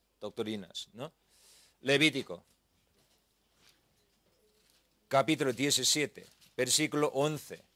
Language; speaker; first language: Spanish; non-native, learner; Korean